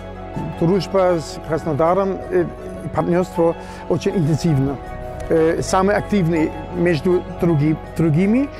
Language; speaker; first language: Russian; non-native, fluent; German